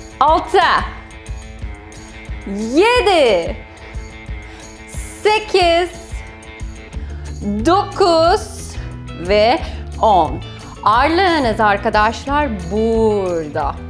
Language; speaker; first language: Turkish; non-native, fluent; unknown